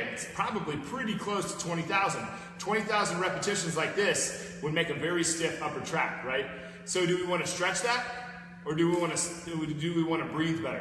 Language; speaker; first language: English; native; English